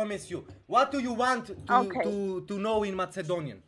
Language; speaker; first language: English; non-native, learner; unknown